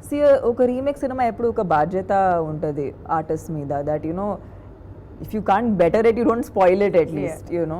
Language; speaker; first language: Telugu; non-native, fluent; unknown